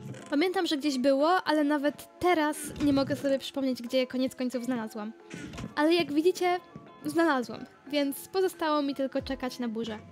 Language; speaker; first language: Polish; native; Polish